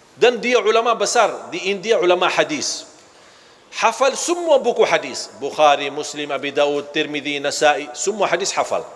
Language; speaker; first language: Malay; non-native, fluent; Arabic